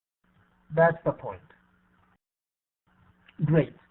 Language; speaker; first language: English; non-native, fluent; Arabic